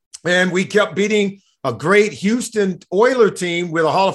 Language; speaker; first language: English; native; English